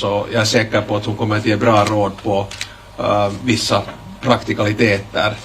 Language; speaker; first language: Swedish; native; Swedish